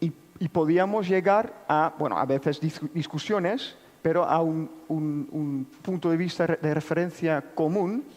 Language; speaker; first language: Spanish; non-native, fluent; Dutch